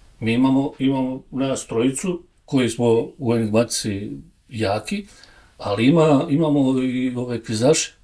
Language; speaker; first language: Bosnian; native; Bosnian